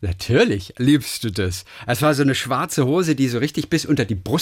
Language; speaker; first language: German; native; German